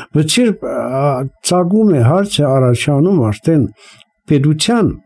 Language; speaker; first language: Armenian; native; Armenian